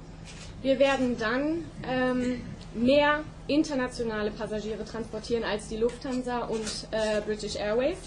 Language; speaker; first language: German; native; German